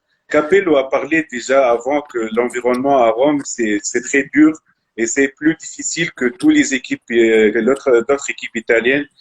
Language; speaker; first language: French; non-native, local second language; Arabic